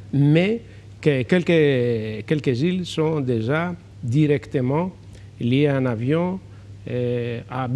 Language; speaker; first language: French; non-native, fluent; Greek